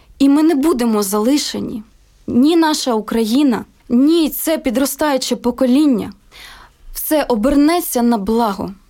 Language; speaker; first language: Ukrainian; native; Ukrainian